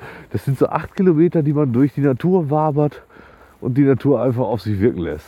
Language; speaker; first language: German; native; German